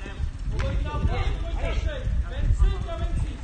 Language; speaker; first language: French; native; French